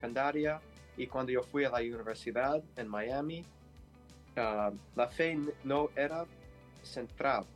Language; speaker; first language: Spanish; non-native, learner; English